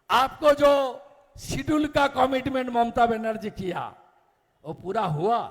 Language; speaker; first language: Hindi; non-native, local second language; Bangla